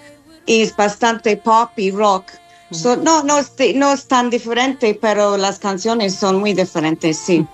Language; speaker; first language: Spanish; non-native, fluent; English